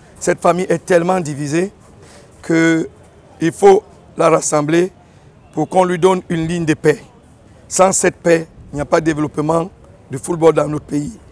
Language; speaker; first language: French; native; French